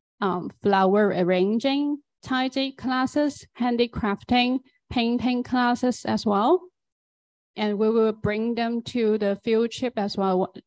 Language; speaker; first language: English; non-native, fluent; Chinese